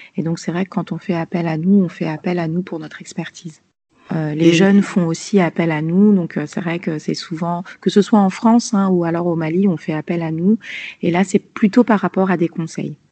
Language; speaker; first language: French; native; French